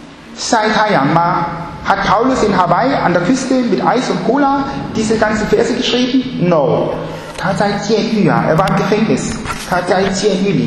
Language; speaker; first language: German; non-native, fluent; Chinese